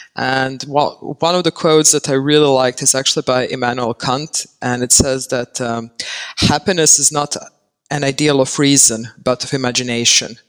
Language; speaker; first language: English; non-native, fluent; Serbian